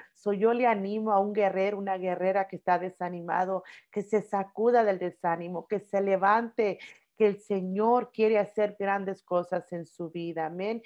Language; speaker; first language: Spanish; early bilingual, heritage; Spanish